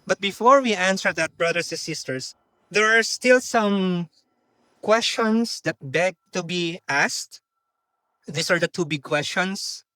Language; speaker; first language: English; non-native, local second language; Filipino